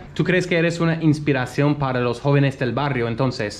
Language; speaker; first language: Spanish; non-native, fluent; English